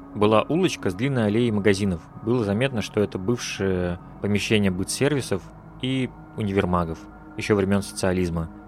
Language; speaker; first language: Russian; native; Russian